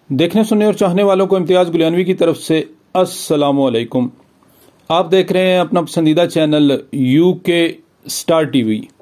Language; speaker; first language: Urdu; non-native, local second language; Pahari-Potwari